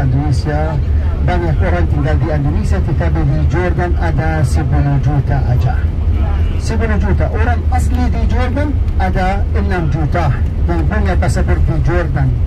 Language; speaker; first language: Indonesian; non-native, learner; Arabic